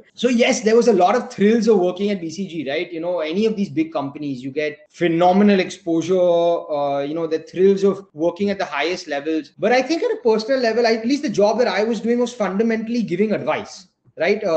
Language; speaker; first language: English; non-native, local second language; Gujarati